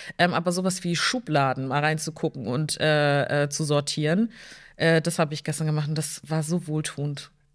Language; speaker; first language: German; early bilingual, other home language; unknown